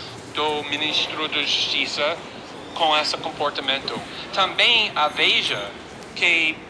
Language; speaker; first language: Portuguese; non-native, fluent; English